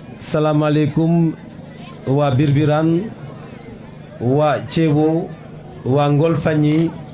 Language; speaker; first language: Wolof; non-native, local second language; Serer